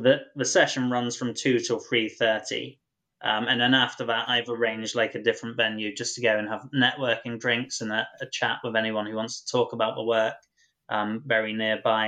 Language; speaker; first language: English; native; English